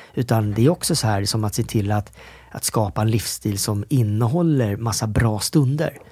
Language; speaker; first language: Swedish; early bilingual, other home language; Korean